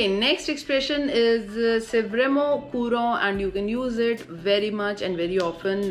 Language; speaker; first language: English; non-native, local second language; Hindi